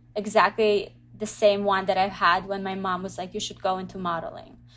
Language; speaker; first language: English; early bilingual, other home language; Russian